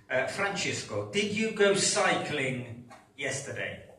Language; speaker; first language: English; non-native, fluent; Italian